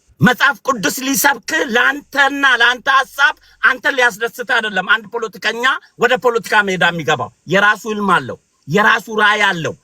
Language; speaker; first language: Amharic; non-native, local second language; Oromo